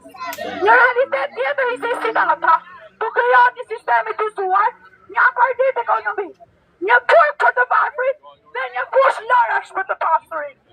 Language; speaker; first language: Albanian; native; Albanian